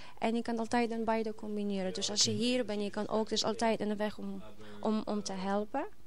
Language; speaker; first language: Dutch; non-native, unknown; Polish